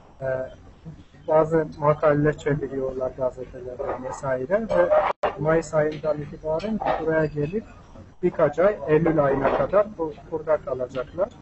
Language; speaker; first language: Turkish; non-native, fluent; Armenian